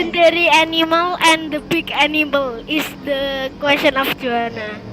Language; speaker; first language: English; non-native, learner; Indonesian